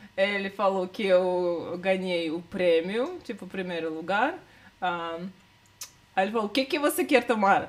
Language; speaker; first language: Portuguese; non-native, learner; Russian